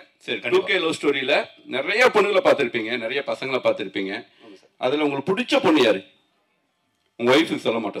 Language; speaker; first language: Tamil; native; Tamil